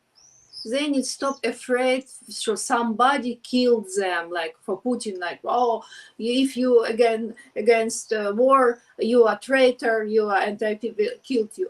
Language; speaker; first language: English; non-native, learner; Ukrainian